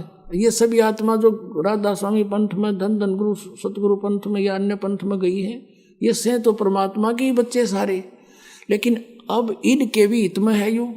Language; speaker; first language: Hindi; native; Hindi